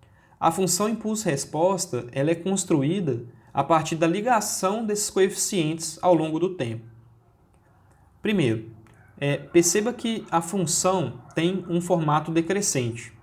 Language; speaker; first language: Portuguese; native; Portuguese